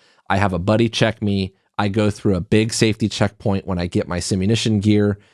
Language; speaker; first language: English; native; English